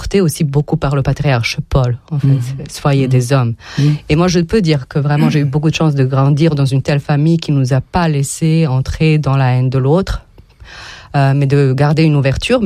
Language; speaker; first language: French; non-native, fluent; Serbian